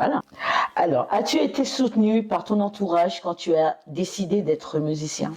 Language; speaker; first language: French; native; French